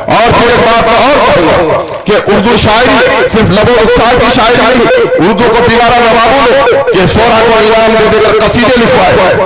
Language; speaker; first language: Urdu; native; Urdu